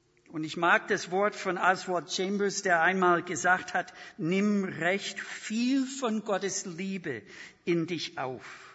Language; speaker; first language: German; non-native, fluent; English